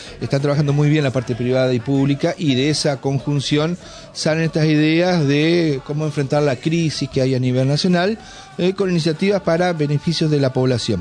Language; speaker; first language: Spanish; native; Spanish